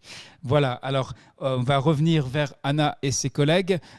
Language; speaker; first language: French; native; French